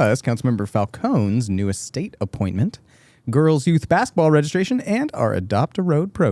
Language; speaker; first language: English; native; English